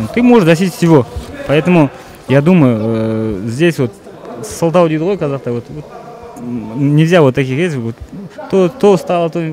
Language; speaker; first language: Russian; non-native, local second language; Kazakh